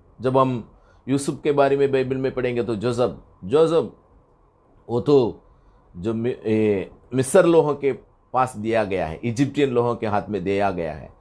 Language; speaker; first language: Hindi; non-native, local second language; Tamil